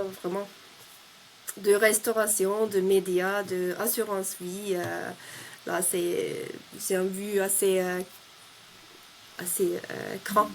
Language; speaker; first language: French; non-native, fluent; Finnish